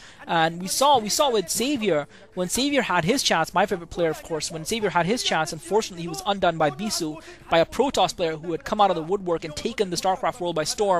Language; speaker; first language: English; native; English